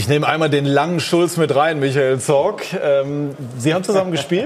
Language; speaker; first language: German; native; German